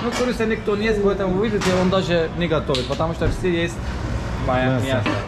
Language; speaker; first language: Russian; non-native, learner; Turkish